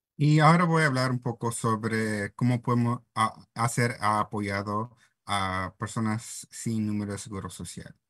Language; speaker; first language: Spanish; non-native, fluent; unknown